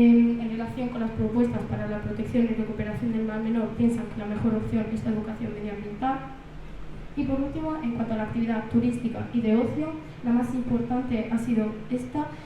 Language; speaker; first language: Spanish; early bilingual, other home language; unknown